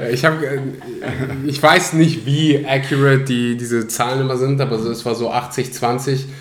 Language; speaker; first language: German; early bilingual, other home language; Russian